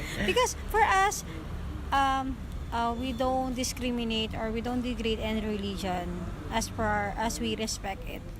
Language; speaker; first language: English; non-native, learner; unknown